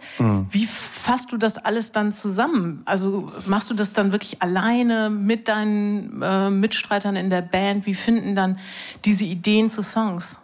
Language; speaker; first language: German; native; German